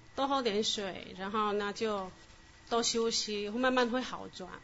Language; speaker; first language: Chinese; non-native, local second language; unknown